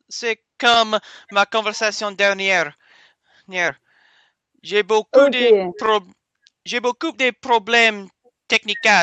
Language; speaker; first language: French; non-native, learner; English